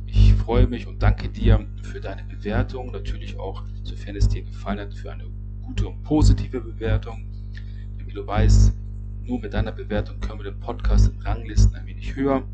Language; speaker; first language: German; native; German